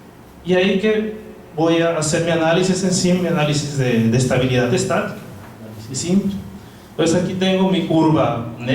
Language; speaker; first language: Spanish; non-native, fluent; Portuguese